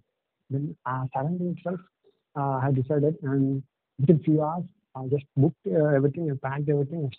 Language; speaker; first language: English; non-native, local second language; Telugu